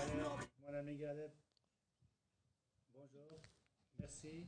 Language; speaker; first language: French; non-native, learner; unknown